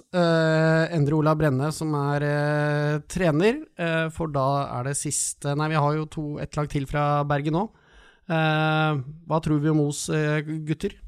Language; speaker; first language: Norwegian; native; Norwegian